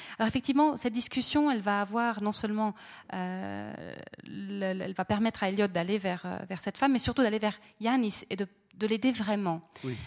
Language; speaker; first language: French; native; French